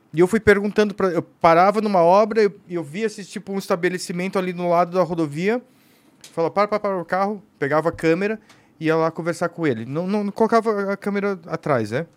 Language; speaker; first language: Portuguese; native; Portuguese